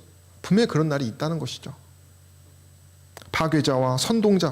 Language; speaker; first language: Korean; native; Korean